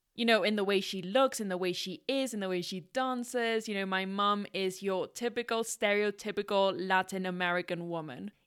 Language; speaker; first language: English; non-native, fluent; Spanish